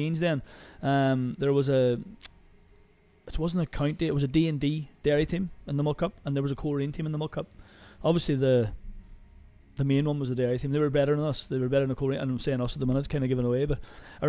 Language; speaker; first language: English; native; English